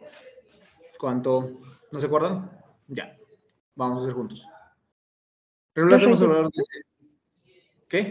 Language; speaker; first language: Spanish; native; Spanish